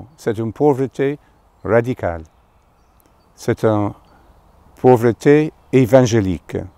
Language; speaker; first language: French; non-native, fluent; English